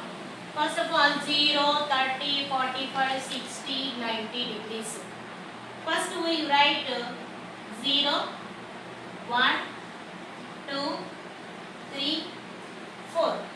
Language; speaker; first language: English; non-native, local second language; Telugu